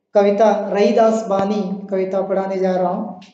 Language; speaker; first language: Hindi; non-native, local second language; Kannada